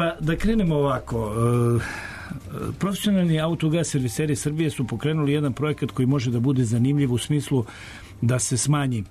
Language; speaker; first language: Serbian; native; Serbian